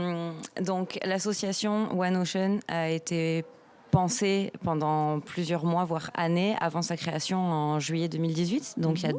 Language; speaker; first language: French; native; French